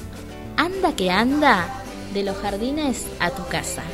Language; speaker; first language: Spanish; native; Spanish